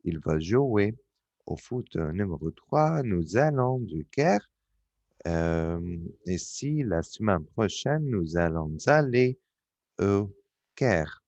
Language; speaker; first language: French; non-native, fluent; Arabic